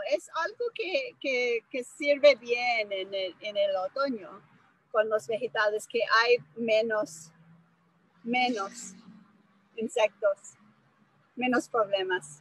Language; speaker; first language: Spanish; non-native, fluent; English